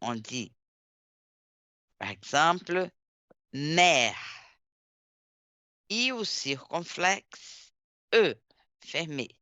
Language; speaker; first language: French; non-native, fluent; Portuguese